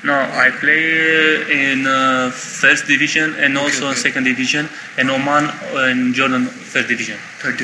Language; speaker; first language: English; non-native, learner; Romanian